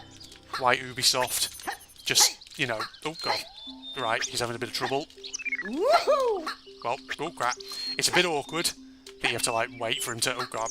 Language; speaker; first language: English; native; English